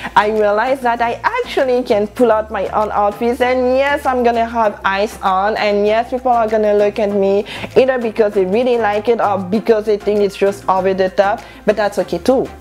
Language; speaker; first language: English; non-native, local second language; French